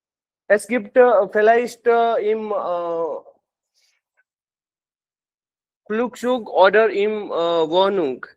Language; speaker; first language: German; non-native, learner; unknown